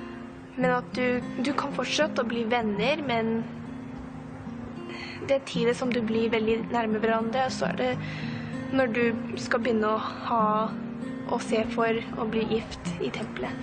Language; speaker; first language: Norwegian; non-native, learner; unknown